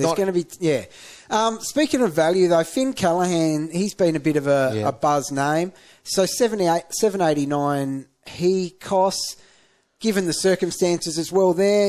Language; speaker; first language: English; native; English